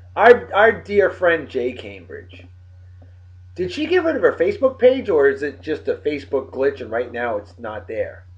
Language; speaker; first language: English; native; English